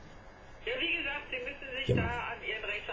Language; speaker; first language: German; native; German